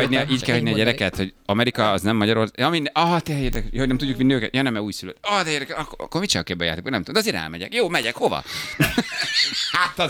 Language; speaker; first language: Hungarian; native; Hungarian